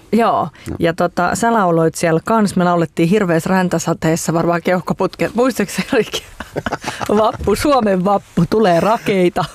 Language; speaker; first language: Finnish; native; Finnish